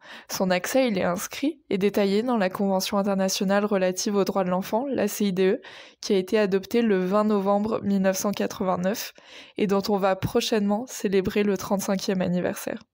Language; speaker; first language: French; native; French